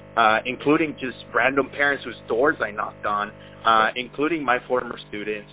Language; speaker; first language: English; early bilingual, other home language; Spanish